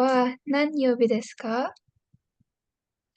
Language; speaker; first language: Japanese; non-native, learner; Indonesian